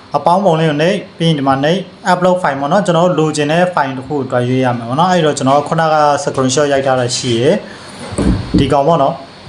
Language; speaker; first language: Burmese; native; Burmese